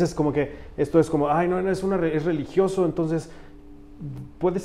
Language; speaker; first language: Spanish; native; Spanish